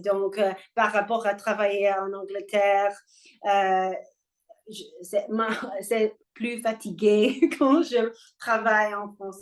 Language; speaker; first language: French; non-native, learner; English